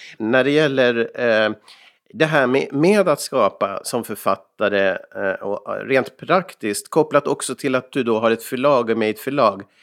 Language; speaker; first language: Swedish; native; Swedish